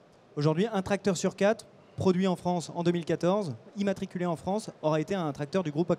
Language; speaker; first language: French; native; French